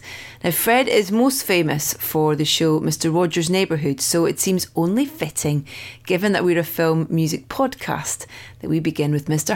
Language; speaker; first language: English; native; English